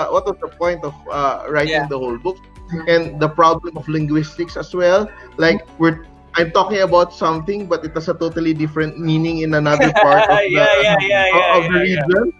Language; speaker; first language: English; non-native, local second language; Cebuano